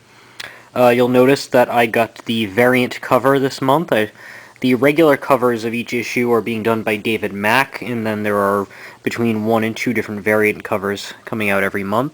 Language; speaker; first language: English; native; English